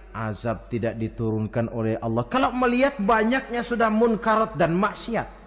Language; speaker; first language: Indonesian; native; Indonesian